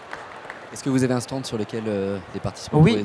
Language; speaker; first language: French; native; French